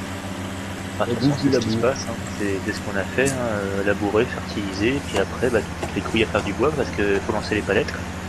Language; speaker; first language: French; native; French